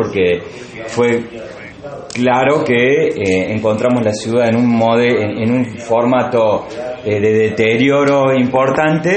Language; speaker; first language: Spanish; native; Spanish